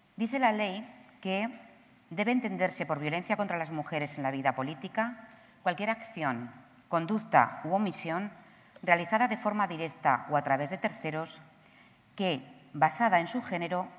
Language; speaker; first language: Spanish; native; Spanish